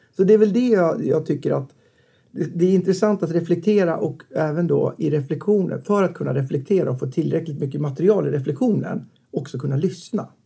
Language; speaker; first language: Swedish; native; Swedish